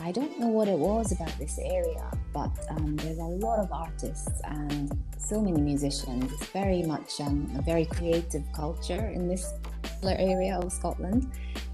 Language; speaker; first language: English; non-native, fluent; Japanese